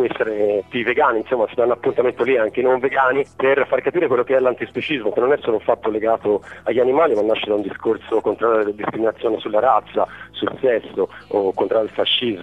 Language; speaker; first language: Italian; native; Italian